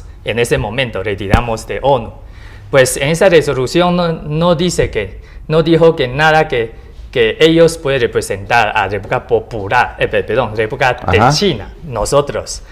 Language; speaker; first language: Spanish; non-native, learner; Chinese